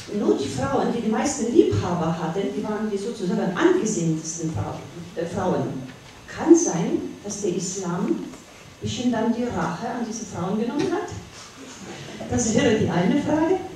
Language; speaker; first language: German; non-native, learner; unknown